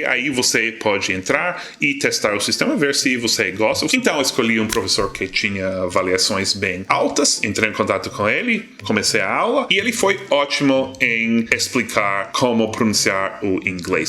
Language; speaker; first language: Portuguese; non-native, fluent; English